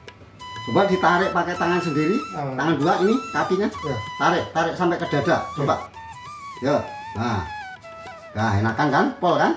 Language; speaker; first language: Indonesian; non-native, local second language; Javanese